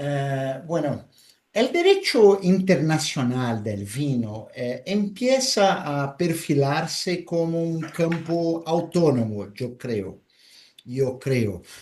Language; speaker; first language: Spanish; non-native, fluent; Portuguese